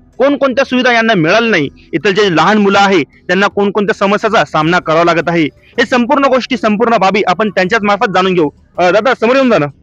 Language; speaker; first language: Marathi; native; Marathi